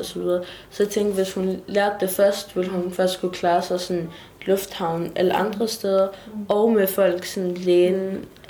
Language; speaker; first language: Danish; early bilingual, other home language; Arabic